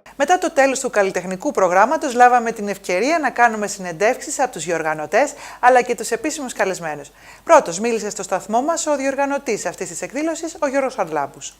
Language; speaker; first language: Greek; native; Greek